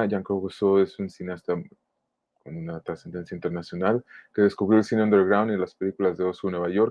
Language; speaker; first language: Spanish; native; Spanish